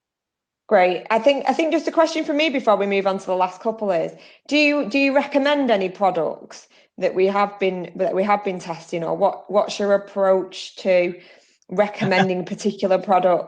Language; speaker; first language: English; native; English